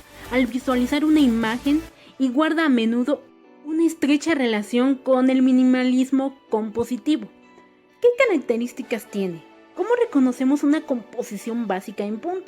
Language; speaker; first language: Spanish; native; Spanish